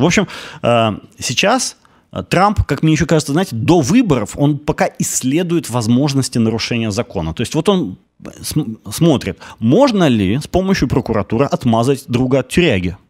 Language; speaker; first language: Russian; native; Russian